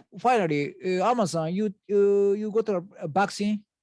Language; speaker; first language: English; non-native, learner; Japanese